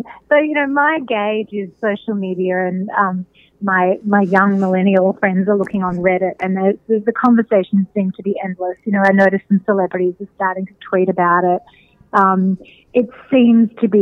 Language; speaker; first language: English; native; English